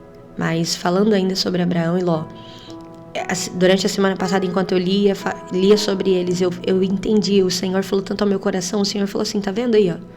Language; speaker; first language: Portuguese; native; Portuguese